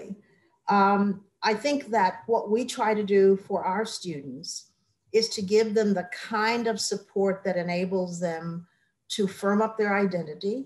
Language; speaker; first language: English; native; English